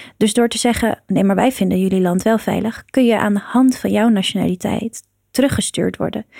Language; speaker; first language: Dutch; early bilingual, other home language; Persian